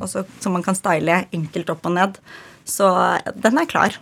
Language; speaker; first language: Norwegian; early bilingual, other home language; Ukrainian